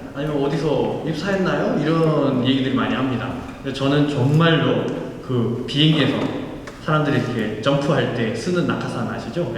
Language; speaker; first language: Korean; non-native, fluent; Nepali